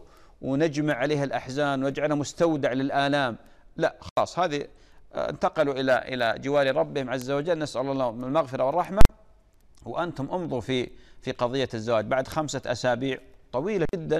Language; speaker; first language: Arabic; native; Arabic